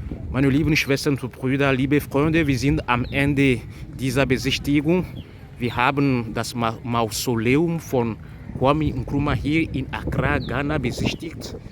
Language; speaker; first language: German; non-native, fluent; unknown